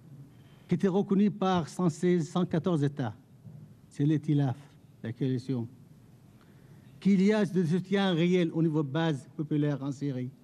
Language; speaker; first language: French; non-native, fluent; Arabic